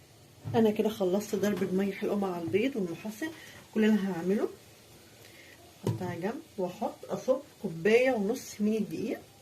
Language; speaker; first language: Arabic; native; Arabic